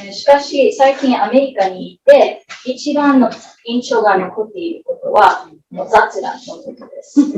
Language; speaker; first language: Japanese; non-native, fluent; English